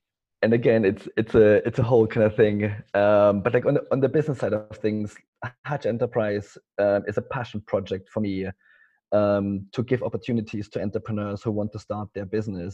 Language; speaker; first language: English; non-native, fluent; German